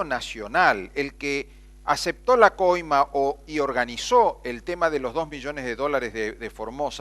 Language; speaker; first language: Spanish; native; Spanish